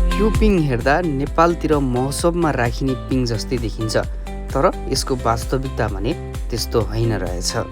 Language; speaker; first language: Nepali; native; Nepali